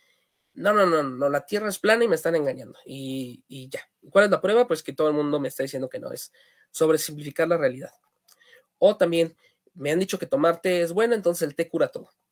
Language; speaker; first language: Spanish; native; Spanish